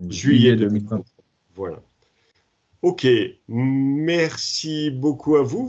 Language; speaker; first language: French; native; French